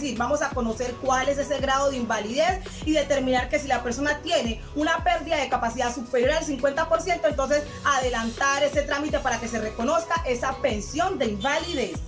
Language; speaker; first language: Spanish; native; Spanish